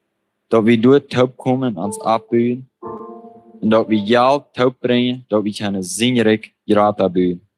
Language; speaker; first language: German; non-native, local second language; Plautdietsch